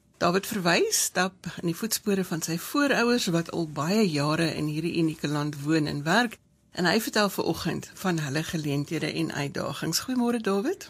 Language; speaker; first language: Afrikaans; native; Afrikaans